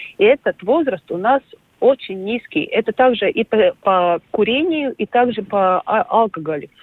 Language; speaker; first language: Russian; non-native, local second language; Latvian